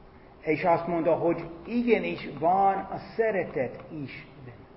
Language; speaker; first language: Hungarian; non-native, fluent; English